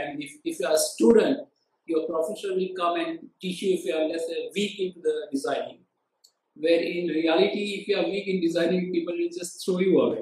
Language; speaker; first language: English; non-native, local second language; Gujarati